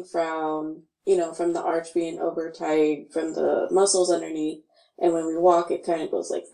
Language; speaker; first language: English; native; English